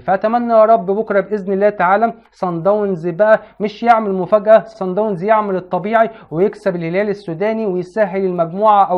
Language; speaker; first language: Arabic; native; Arabic